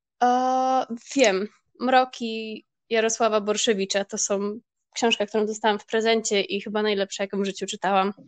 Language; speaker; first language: Polish; early bilingual, heritage; Polish